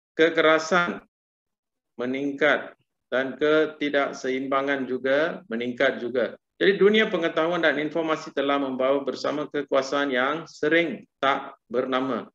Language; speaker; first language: Malay; non-native, local second language; Tamil